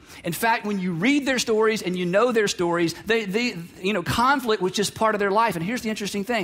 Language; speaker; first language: English; native; English